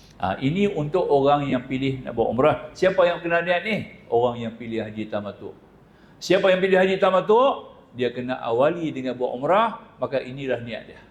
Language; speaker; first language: Malay; native; Malay